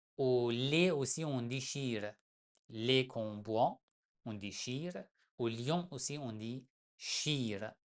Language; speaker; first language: French; non-native, fluent; Persian